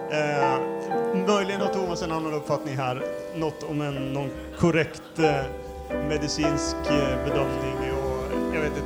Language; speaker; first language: Swedish; native; Swedish